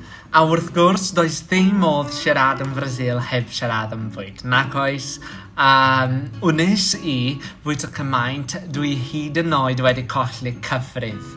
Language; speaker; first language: Welsh; non-native, fluent; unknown